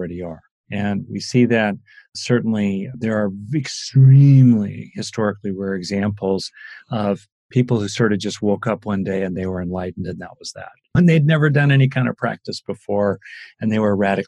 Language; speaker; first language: English; native; English